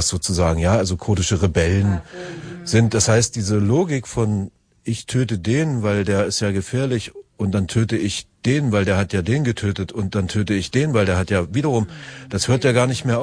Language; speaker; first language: German; native; German